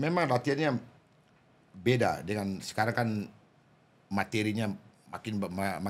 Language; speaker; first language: Indonesian; non-native, local second language; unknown